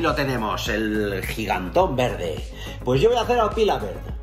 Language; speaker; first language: Spanish; native; Spanish